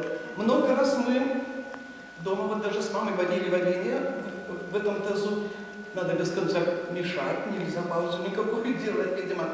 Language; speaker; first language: Russian; native; Russian